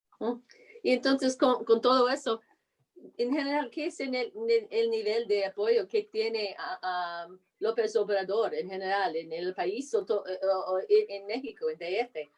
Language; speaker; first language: Spanish; non-native, fluent; English